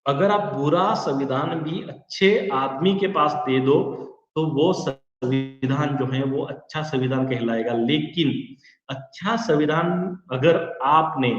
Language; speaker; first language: Hindi; non-native, local second language; Marathi